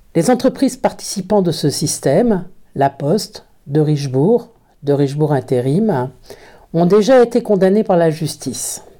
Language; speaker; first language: French; native; French